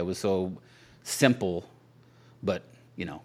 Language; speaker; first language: English; native; English